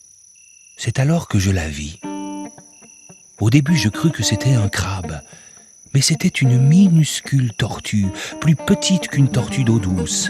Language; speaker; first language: French; native; French